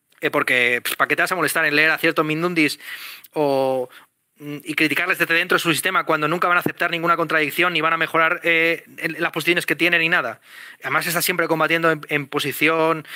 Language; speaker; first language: Spanish; native; Spanish